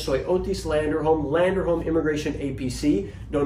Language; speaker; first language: Spanish; non-native, fluent; English